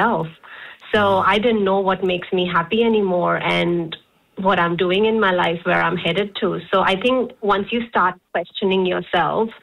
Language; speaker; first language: English; non-native, local second language; Hindi